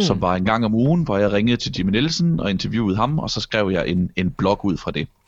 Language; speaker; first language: Danish; native; Danish